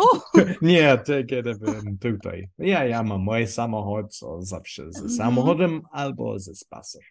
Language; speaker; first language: Polish; non-native, learner; English